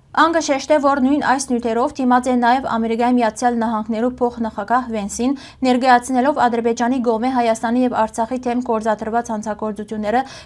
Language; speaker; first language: Armenian; early bilingual, heritage; Armenian